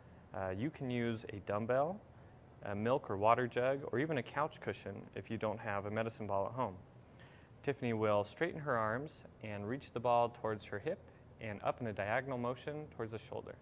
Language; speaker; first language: English; native; English